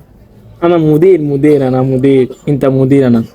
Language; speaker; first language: Arabic; non-native, learner; Bangla